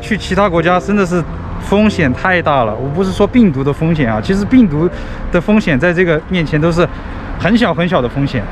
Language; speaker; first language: Chinese; native; Chinese